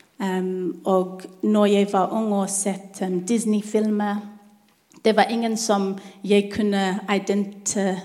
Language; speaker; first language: Norwegian; non-native, learner; English